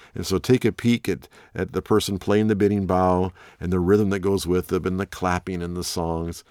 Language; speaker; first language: English; native; English